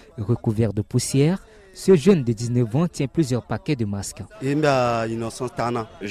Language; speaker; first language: French; non-native, local second language; Sango